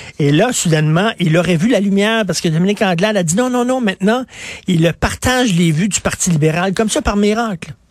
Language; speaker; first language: French; native; French